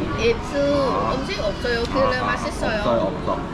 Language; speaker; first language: Korean; non-native, learner; Vietnamese